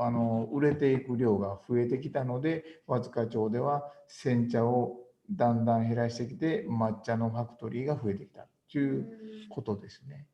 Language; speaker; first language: Japanese; native; Japanese